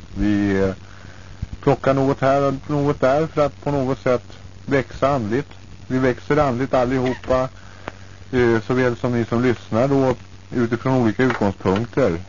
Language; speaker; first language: Swedish; native; Swedish